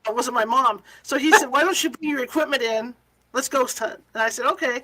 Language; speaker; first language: English; native; English